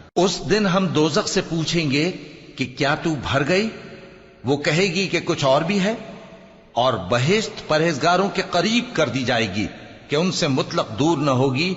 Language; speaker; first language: Urdu; native; Urdu